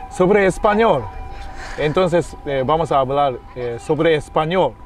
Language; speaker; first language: Spanish; non-native, fluent; Japanese